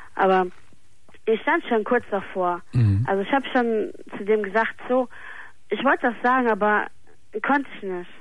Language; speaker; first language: German; early bilingual, other home language; Italian